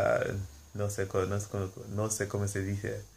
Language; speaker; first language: Spanish; non-native, learner; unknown